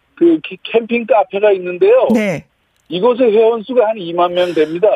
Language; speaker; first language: Korean; native; Korean